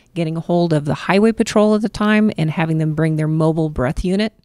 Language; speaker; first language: English; native; English